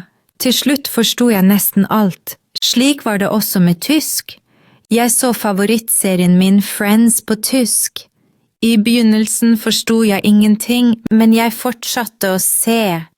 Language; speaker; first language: Norwegian; non-native, fluent; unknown